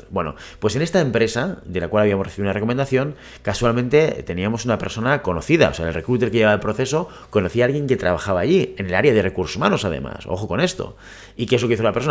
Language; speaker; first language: Spanish; native; Spanish